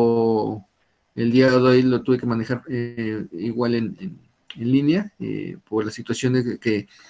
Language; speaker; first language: Spanish; native; Spanish